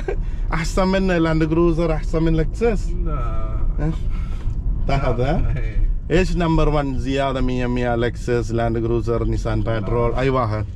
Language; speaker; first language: Arabic; non-native, learner; Malayalam